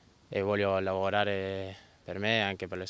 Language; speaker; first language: Italian; non-native, learner; Spanish